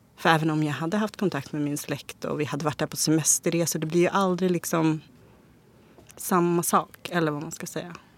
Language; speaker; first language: Swedish; native; Swedish